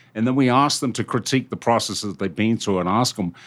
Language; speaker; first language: English; native; English